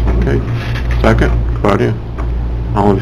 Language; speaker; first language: English; native; English